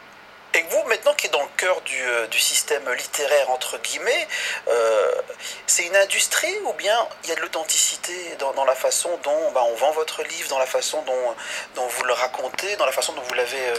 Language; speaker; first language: French; native; French